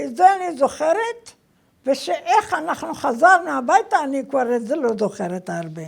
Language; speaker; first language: Hebrew; non-native, fluent; Persian